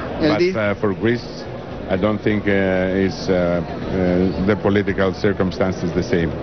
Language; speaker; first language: English; non-native, fluent; Greek